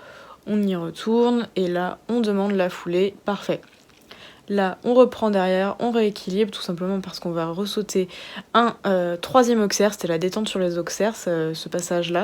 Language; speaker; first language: French; native; French